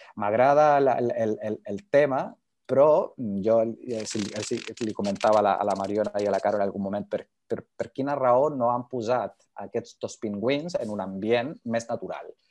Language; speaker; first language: Catalan; native; Catalan